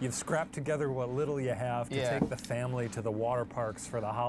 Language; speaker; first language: English; native; English